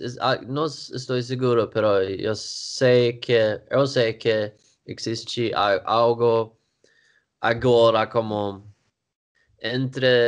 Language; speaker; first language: Spanish; non-native, learner; Swedish